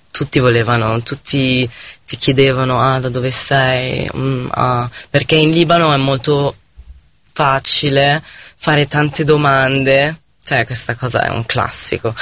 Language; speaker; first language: Italian; non-native, fluent; Arabic